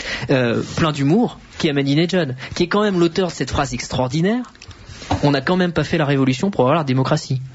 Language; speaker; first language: French; native; French